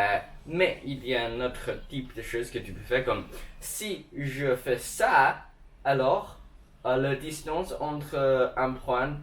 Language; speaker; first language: French; non-native, learner; English